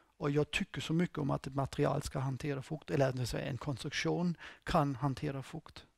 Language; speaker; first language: Swedish; non-native, fluent; German